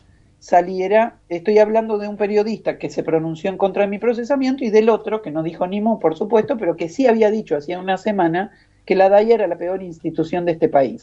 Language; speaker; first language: Spanish; native; Spanish